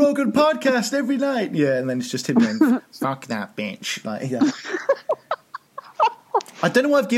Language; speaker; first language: English; native; English